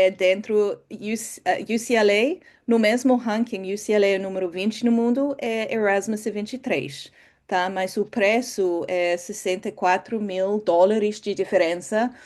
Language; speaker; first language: Portuguese; non-native, fluent; English